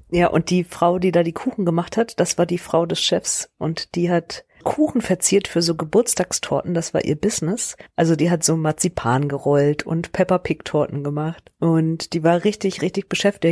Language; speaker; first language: German; native; German